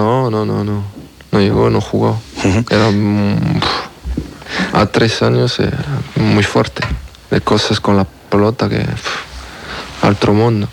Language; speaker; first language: Spanish; non-native, learner; French